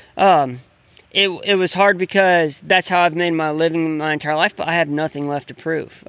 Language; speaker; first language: English; native; English